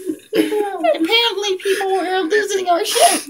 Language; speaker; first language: English; native; English